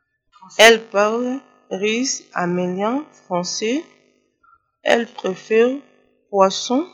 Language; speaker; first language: French; non-native, learner; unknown